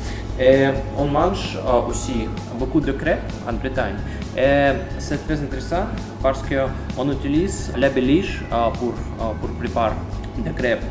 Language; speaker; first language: French; non-native, learner; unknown